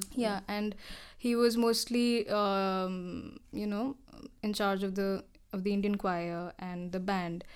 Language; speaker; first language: English; non-native, local second language; Hindi